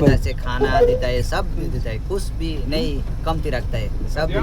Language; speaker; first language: Hindi; non-native, learner; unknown